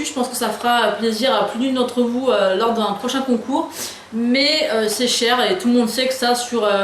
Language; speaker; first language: French; native; French